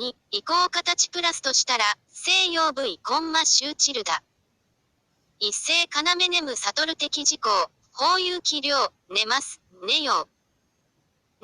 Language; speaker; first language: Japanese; non-native, fluent; Chinese